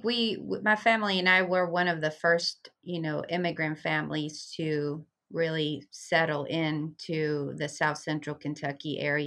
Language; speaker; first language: English; early bilingual, other home language; Spanish